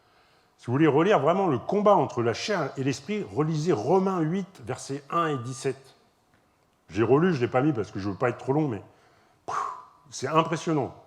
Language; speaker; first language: French; native; French